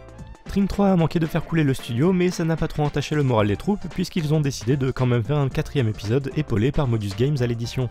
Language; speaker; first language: French; native; French